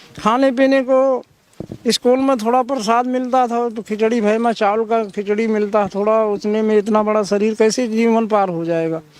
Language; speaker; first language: Hindi; native; Hindi